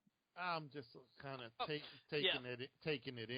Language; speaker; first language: English; native; English